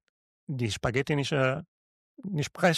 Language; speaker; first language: German; non-native, learner; Italian